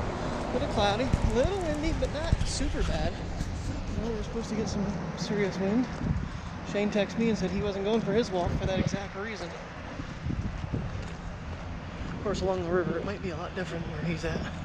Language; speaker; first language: English; native; English